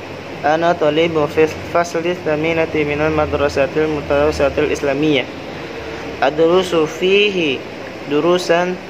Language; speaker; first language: Arabic; non-native, learner; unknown